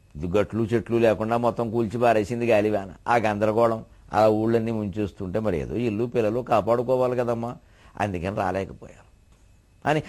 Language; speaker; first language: Telugu; native; Telugu